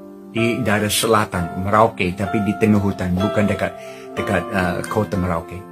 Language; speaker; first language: Indonesian; non-native, fluent; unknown